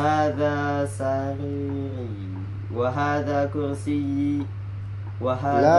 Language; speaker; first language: Arabic; non-native, learner; Indonesian